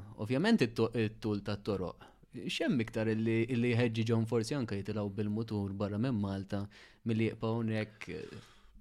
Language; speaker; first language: Maltese; native; Maltese